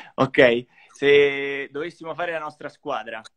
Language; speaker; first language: Italian; native; Italian